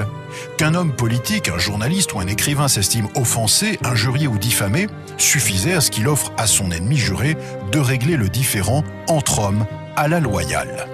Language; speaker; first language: French; native; French